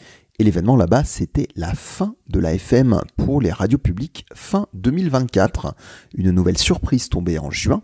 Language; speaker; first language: French; native; French